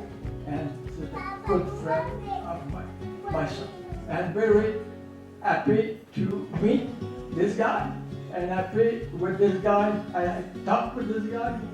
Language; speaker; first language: English; non-native, learner; French